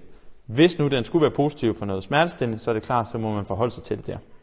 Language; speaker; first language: Danish; native; Danish